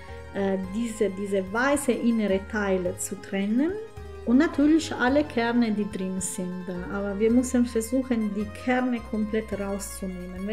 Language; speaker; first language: German; non-native, fluent; Italian